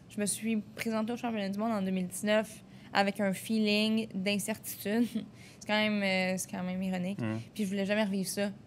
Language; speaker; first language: French; native; French